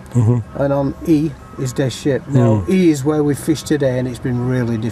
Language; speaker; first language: English; native; English